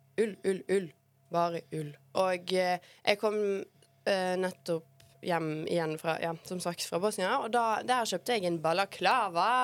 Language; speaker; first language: Norwegian; early bilingual, other home language; Bosnian